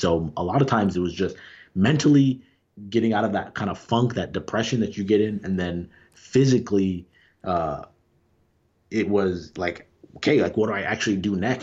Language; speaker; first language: English; native; English